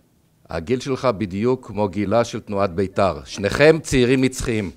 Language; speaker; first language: Hebrew; native; Hebrew